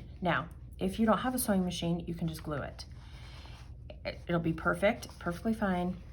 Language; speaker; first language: English; native; English